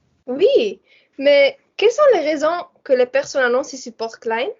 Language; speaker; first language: French; non-native, learner; Dutch